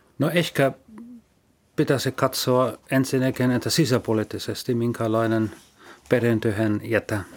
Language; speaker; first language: Finnish; non-native, fluent; German